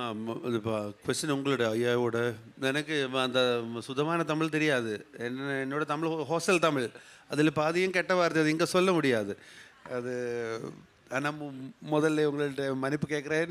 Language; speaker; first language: Tamil; non-native, learner; Malayalam